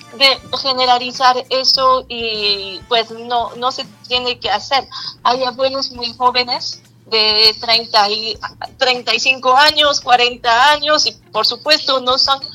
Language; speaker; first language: Spanish; non-native, fluent; French